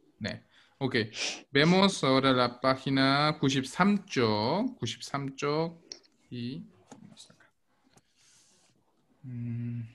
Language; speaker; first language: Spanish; non-native, fluent; Korean